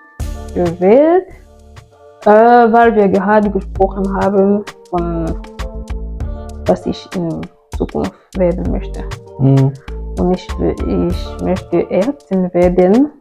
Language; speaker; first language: German; non-native, learner; French